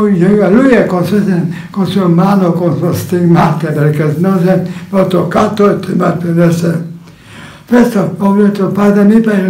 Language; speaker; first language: Italian; non-native, learner; Polish